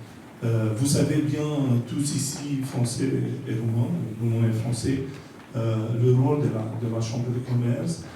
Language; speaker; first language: French; non-native, fluent; Romanian